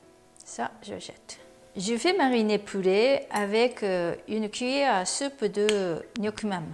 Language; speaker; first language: French; non-native, learner; Japanese